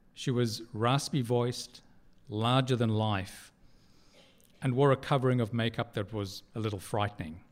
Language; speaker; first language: English; native; English